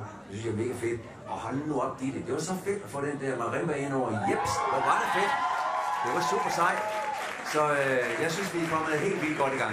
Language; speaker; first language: Danish; native; Danish